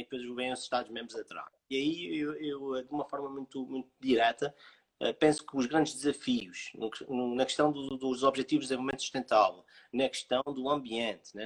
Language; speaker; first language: Portuguese; native; Portuguese